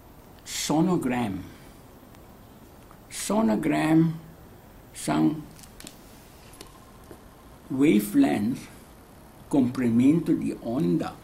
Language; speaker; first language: Portuguese; non-native, learner; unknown